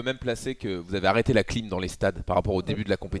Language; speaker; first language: French; native; French